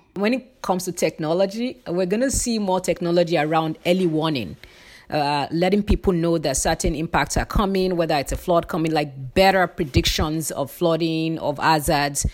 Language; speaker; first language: English; non-native, local second language; Yoruba